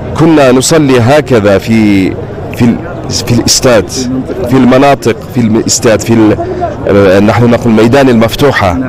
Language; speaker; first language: Arabic; non-native, fluent; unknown